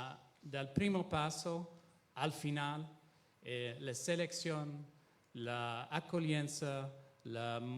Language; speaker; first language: Spanish; non-native, fluent; Italian